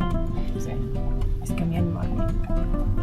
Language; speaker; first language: Spanish; non-native, fluent; Italian